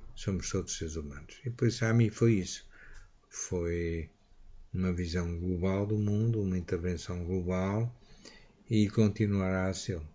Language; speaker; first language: Portuguese; native; Portuguese